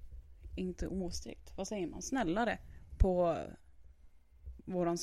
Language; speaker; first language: Swedish; native; Swedish